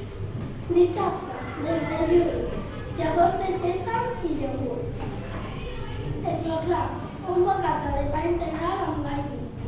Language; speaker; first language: Catalan; non-native, local second language; Spanish